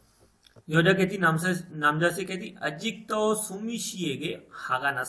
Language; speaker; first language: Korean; non-native, fluent; Urdu